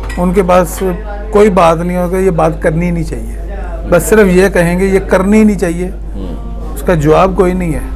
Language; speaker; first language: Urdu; non-native, local second language; Punjabi